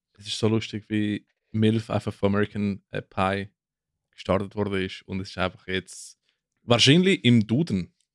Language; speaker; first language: German; non-native, fluent; English